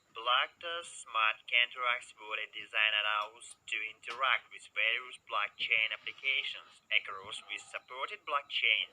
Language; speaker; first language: English; non-native, learner; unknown